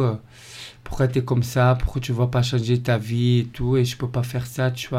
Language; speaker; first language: French; non-native, fluent; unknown